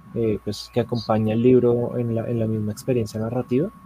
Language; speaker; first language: Spanish; native; Spanish